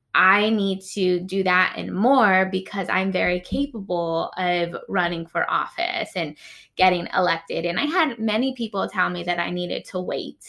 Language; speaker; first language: English; native; English